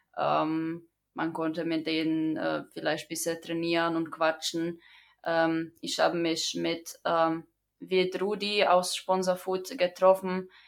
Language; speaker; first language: German; non-native, fluent; Croatian